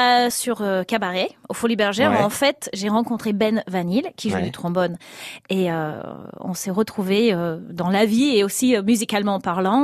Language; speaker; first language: French; non-native, fluent; English